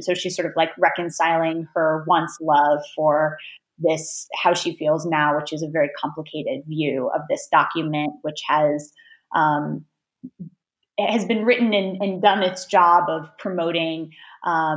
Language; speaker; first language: English; native; English